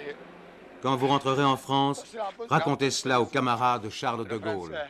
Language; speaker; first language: French; native; French